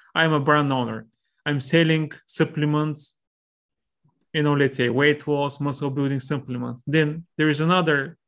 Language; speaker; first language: English; non-native, fluent; Bulgarian